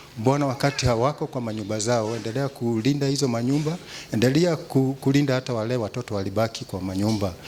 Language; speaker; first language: Swahili; non-native, local second language; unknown